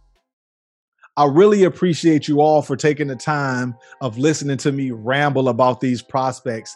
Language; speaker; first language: English; native; English